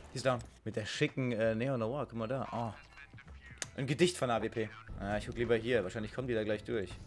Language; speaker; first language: German; native; German